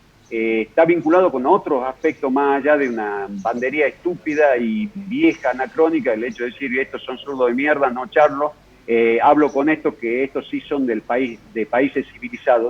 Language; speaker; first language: Spanish; native; Spanish